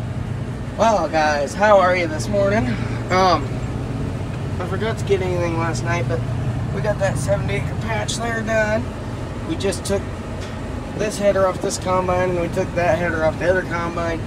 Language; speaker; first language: English; native; English